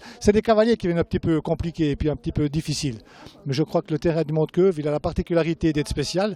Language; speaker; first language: French; native; French